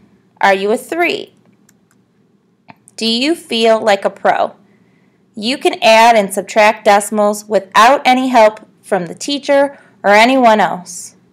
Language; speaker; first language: English; native; English